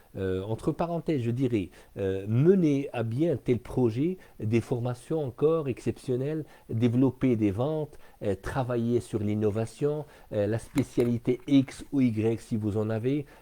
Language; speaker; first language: French; non-native, local second language; Arabic